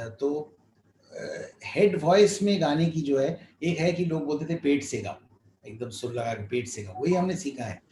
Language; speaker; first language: Hindi; non-native, local second language; Bangla